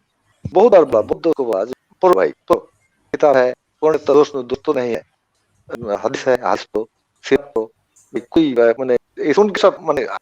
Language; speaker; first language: Hindi; non-native, learner; Bangla